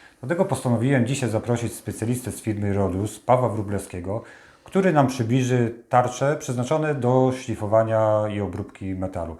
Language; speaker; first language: Polish; native; Polish